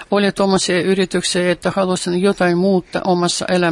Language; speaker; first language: Finnish; non-native, fluent; Russian